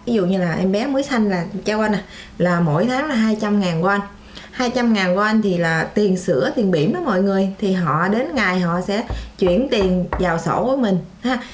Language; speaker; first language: Vietnamese; native; Vietnamese